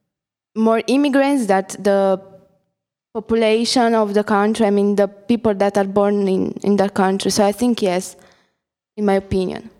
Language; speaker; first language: English; non-native, fluent; Italian